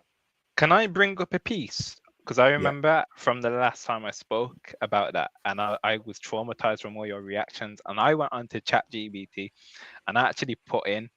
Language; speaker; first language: English; native; English